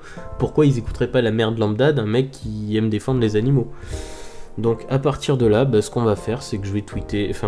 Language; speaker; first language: French; native; French